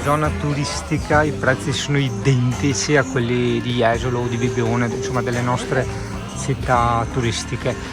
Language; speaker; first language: Italian; native; Italian